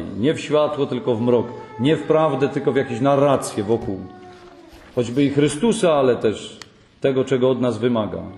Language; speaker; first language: Polish; native; Polish